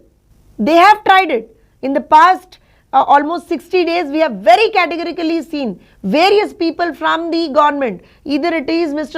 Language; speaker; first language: English; non-native, local second language; Telugu